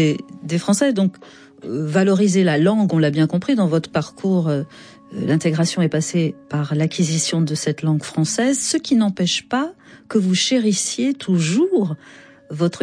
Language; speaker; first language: French; native; French